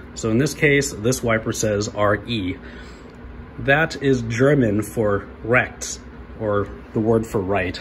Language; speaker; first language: English; native; English